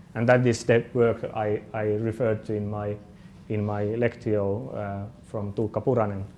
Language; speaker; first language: English; non-native, fluent; Finnish